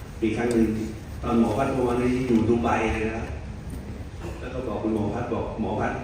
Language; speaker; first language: Thai; native; Thai